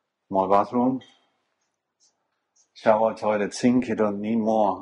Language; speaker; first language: English; non-native, fluent; German